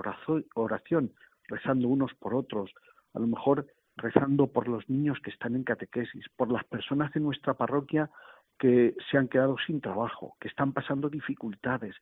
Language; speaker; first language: Spanish; native; Spanish